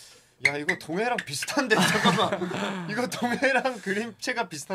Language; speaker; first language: Korean; native; Korean